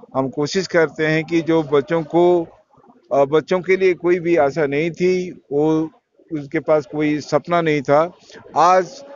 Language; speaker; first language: Hindi; non-native, local second language; Odia